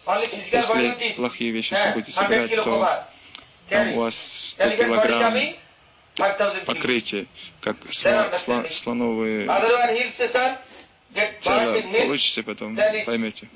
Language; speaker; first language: Russian; non-native, learner; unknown